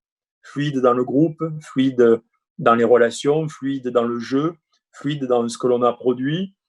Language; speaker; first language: French; native; French